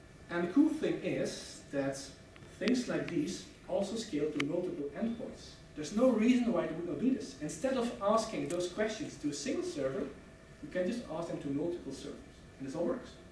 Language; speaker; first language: English; non-native, fluent; Dutch